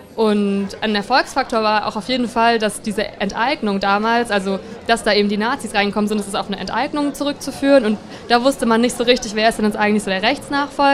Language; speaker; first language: German; native; German